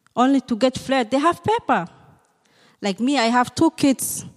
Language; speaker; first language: English; non-native, fluent; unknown